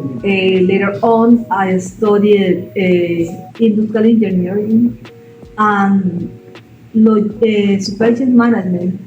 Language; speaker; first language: English; non-native, learner; Spanish